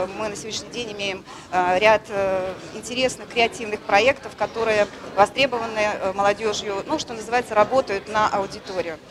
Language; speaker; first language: Russian; native; Russian